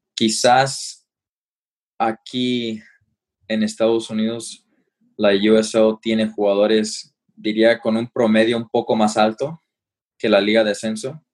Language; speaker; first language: Spanish; early bilingual, heritage; Spanish